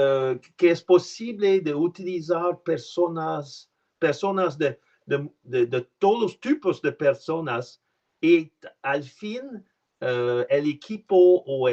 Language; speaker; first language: Spanish; non-native, learner; French